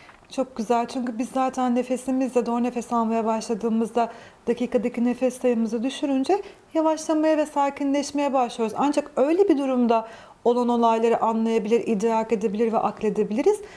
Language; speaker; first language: Turkish; native; Turkish